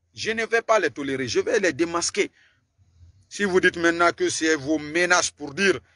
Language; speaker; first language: French; non-native, local second language; Susu